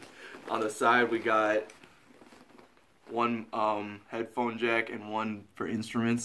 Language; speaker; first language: English; native; English